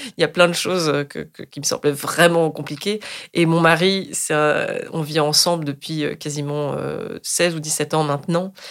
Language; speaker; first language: French; native; French